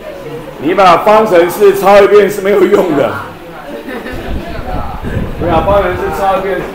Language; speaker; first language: Chinese; native; Chinese